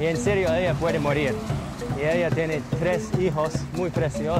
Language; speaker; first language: Spanish; non-native, learner; English